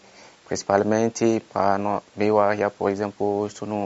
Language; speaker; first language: Portuguese; non-native, fluent; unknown